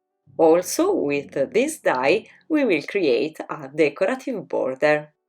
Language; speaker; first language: English; non-native, fluent; Italian